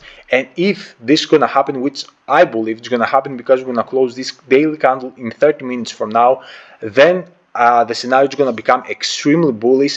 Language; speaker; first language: English; non-native, fluent; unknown